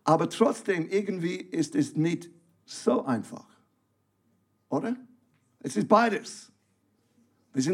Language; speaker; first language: German; non-native, fluent; English